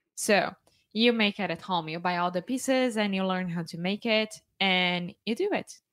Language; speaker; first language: English; non-native, fluent; Portuguese